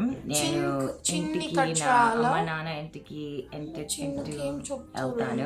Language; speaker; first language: Telugu; early bilingual, heritage; Telugu